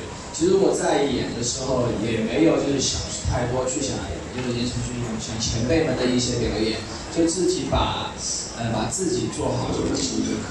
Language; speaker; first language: Chinese; native; Chinese